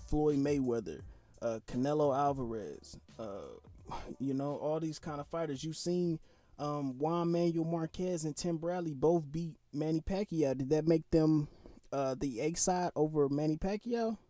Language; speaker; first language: English; native; English